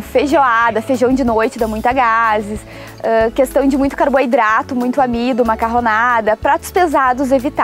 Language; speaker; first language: Portuguese; native; Portuguese